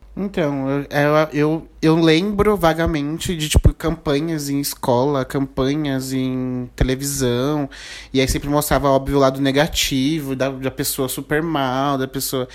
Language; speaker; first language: Portuguese; native; Portuguese